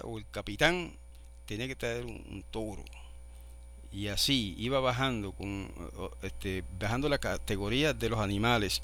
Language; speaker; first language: Spanish; native; Spanish